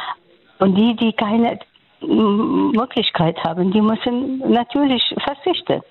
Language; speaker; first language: German; non-native, fluent; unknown